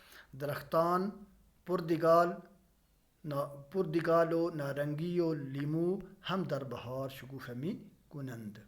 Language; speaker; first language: Persian; non-native, fluent; Urdu